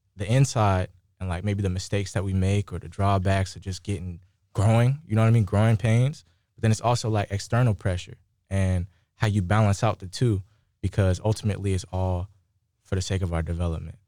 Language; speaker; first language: English; native; English